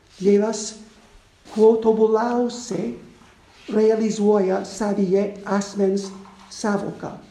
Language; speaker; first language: Lithuanian; non-native, fluent; English